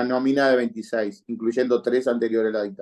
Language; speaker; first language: Spanish; native; Spanish